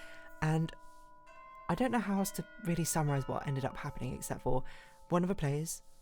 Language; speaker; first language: English; native; English